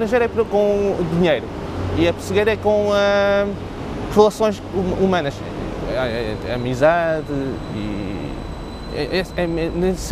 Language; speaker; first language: Portuguese; non-native, local second language; Cantonese